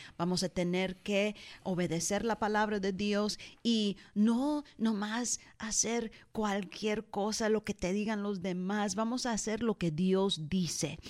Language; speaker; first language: Spanish; early bilingual, heritage; Spanish